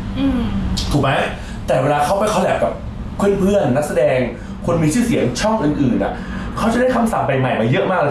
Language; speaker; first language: Thai; native; Thai